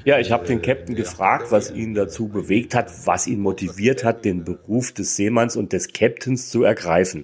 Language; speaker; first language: German; native; German